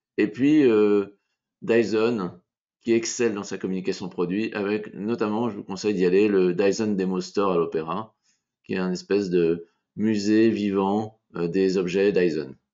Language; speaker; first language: French; native; French